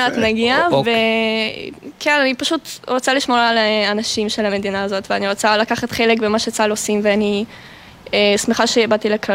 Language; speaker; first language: Hebrew; non-native, fluent; Russian